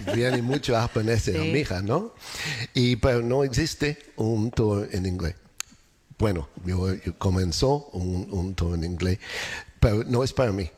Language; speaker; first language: Spanish; non-native, learner; English